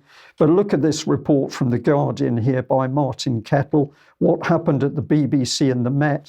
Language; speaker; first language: English; native; English